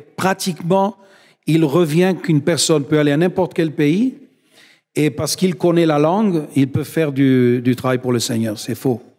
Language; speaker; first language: French; non-native, fluent; Spanish